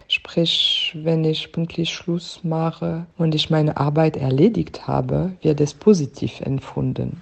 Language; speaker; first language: German; non-native, fluent; French